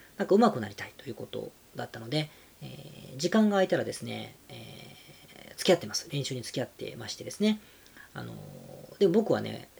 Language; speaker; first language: Japanese; native; Japanese